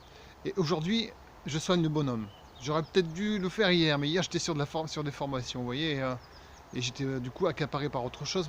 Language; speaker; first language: French; native; French